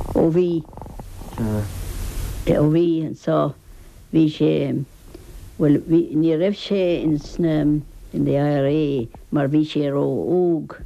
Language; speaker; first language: Irish; native; Irish